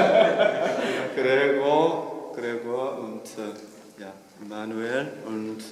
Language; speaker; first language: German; non-native, learner; Korean